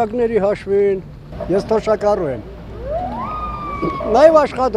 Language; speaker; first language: Armenian; native; Armenian